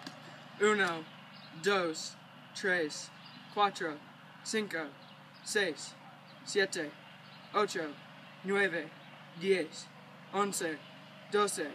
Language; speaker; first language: Spanish; non-native, learner; English